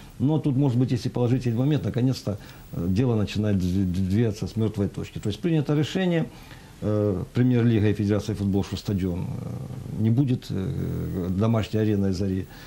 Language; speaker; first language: Russian; native; Russian